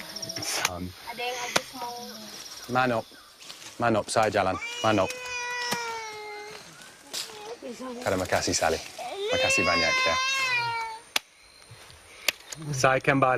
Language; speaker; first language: Indonesian; non-native, learner; English